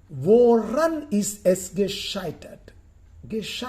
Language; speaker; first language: German; non-native, fluent; Sinhala